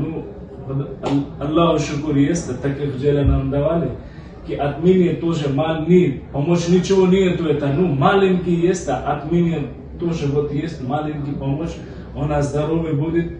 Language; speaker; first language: Russian; non-native, learner; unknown